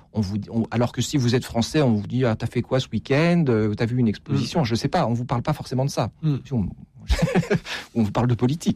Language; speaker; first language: French; native; French